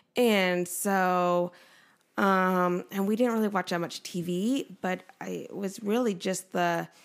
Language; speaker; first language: English; native; English